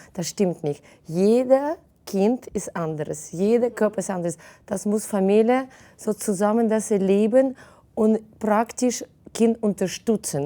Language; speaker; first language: German; non-native, fluent; Russian